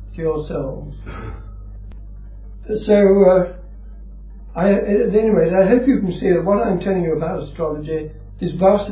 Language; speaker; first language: English; native; English